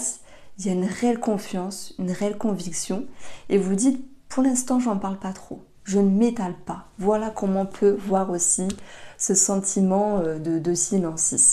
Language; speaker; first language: French; native; French